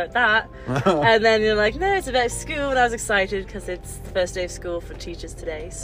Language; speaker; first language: English; native; English